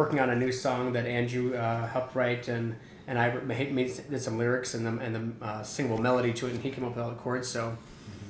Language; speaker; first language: English; native; English